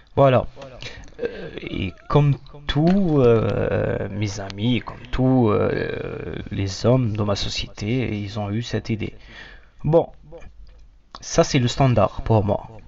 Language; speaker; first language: French; non-native, local second language; Arabic